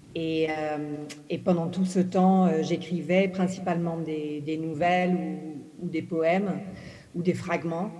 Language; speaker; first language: French; early bilingual, other home language; English